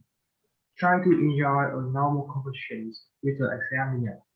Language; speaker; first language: English; non-native, learner; Vietnamese